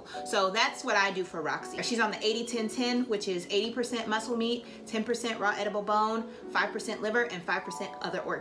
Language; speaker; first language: English; native; English